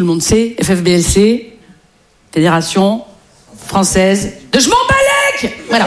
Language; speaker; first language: French; native; French